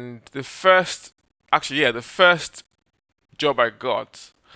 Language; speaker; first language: English; non-native, local second language; Yoruba